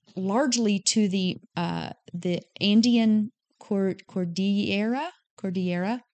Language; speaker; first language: English; native; English